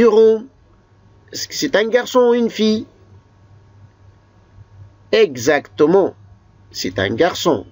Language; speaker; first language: French; non-native, fluent; Arabic